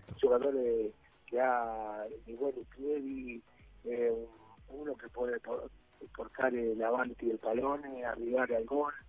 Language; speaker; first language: Italian; non-native, fluent; Spanish